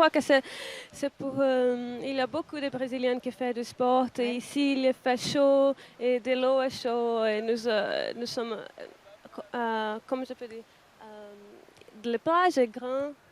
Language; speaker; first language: French; non-native, learner; Portuguese